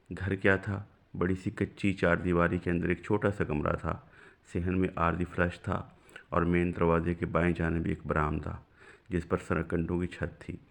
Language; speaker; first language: Urdu; non-native, local second language; Punjabi